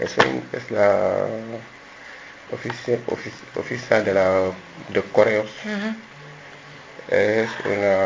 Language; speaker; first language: Spanish; non-native, learner; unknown